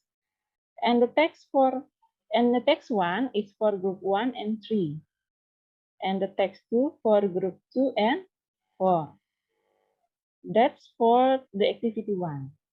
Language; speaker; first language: English; non-native, learner; Indonesian